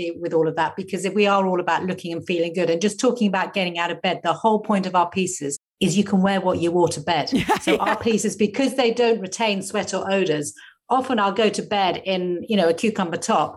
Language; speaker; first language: English; native; English